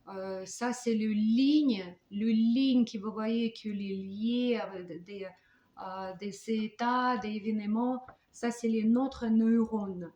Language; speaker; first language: French; non-native, fluent; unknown